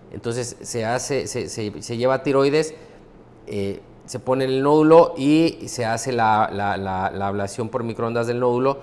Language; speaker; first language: Spanish; native; Spanish